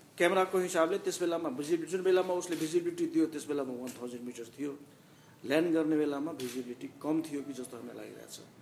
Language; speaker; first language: Nepali; non-native, local second language; Maithili